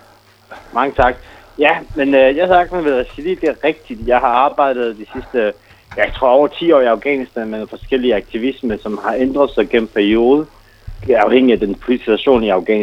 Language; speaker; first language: Danish; non-native, fluent; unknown